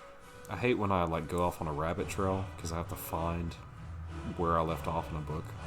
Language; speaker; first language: English; native; English